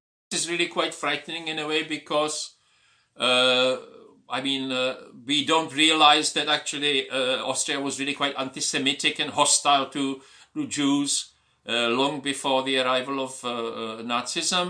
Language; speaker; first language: English; non-native, fluent; Czech